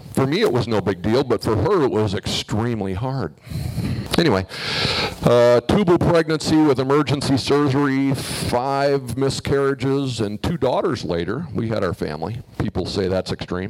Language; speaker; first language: English; native; English